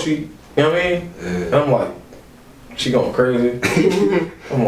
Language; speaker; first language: English; native; English